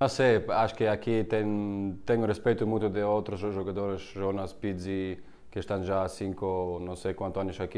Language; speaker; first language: Portuguese; non-native, learner; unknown